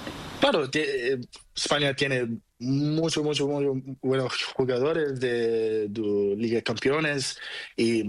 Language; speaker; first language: Spanish; non-native, learner; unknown